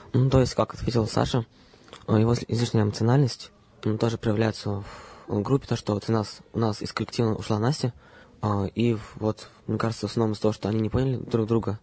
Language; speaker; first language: Russian; native; Russian